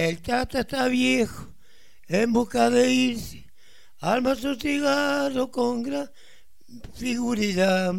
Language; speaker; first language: Spanish; native; Spanish